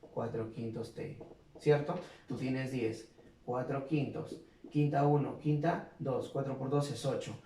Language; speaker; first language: Spanish; native; Spanish